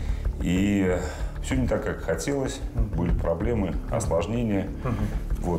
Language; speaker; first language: Russian; native; Russian